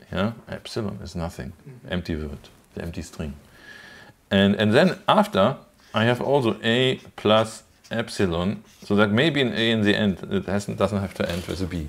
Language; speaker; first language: English; non-native, fluent; German